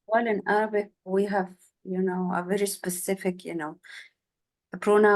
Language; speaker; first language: English; non-native, fluent; Arabic